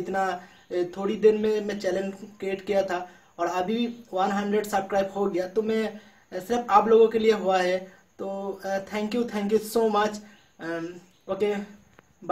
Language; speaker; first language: Hindi; non-native, local second language; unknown